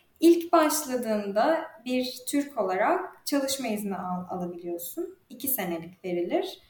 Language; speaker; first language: Turkish; native; Turkish